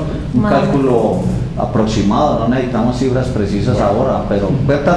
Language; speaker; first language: Spanish; native; Spanish